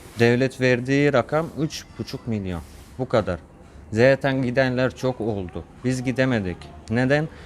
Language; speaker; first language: Turkish; non-native, fluent; Arabic